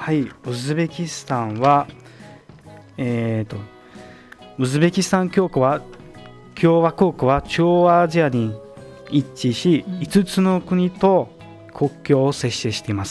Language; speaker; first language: Japanese; non-native, fluent; Uzbek